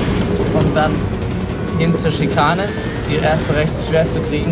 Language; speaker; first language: German; native; German